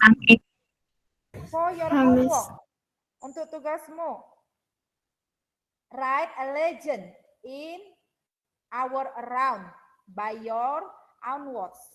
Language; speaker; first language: English; non-native, learner; Indonesian